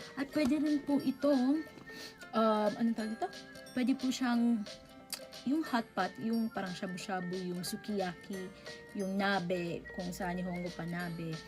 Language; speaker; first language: Filipino; non-native, local second language; Cebuano